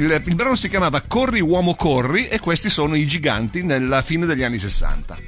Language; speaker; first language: Italian; native; Italian